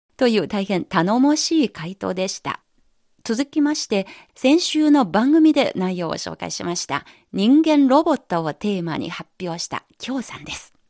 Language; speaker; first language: Japanese; non-native, fluent; Chinese